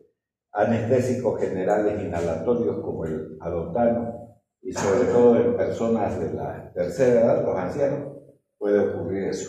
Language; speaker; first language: Spanish; native; Spanish